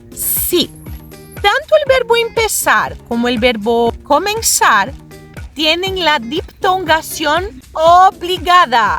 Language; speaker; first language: Spanish; non-native, fluent; Portuguese